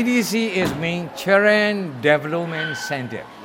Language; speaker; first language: English; non-native, learner; Burmese